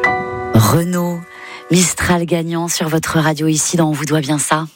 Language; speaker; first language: French; native; French